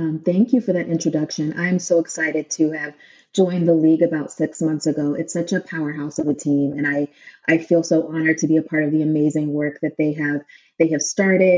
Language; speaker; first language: English; native; English